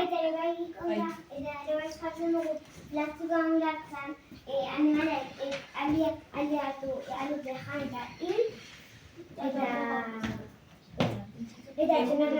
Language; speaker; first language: Basque; non-native, local second language; Spanish